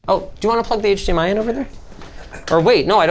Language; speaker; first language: English; native; English